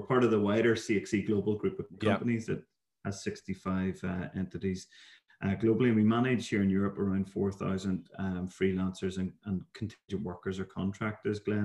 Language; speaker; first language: English; native; English